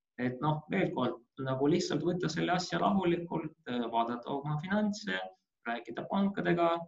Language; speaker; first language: Estonian; non-native, local second language; Russian